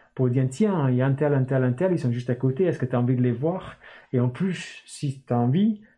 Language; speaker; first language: French; non-native, fluent; English